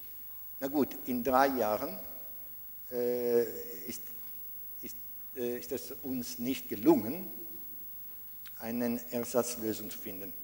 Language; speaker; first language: German; non-native, fluent; Italian